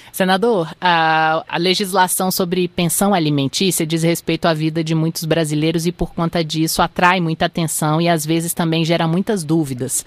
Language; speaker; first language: Portuguese; native; Portuguese